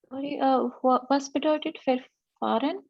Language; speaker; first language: German; non-native, learner; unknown